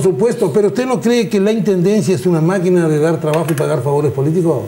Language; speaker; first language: Spanish; native; Spanish